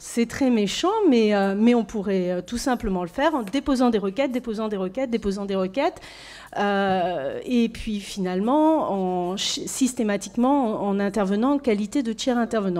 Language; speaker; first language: French; native; French